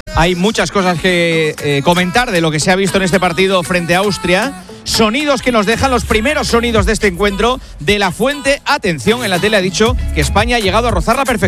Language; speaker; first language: Spanish; native; Spanish